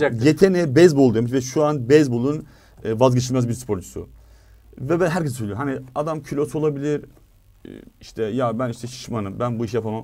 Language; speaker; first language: Turkish; native; Turkish